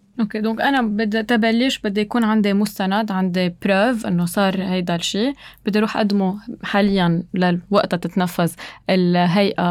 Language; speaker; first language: Arabic; native; Arabic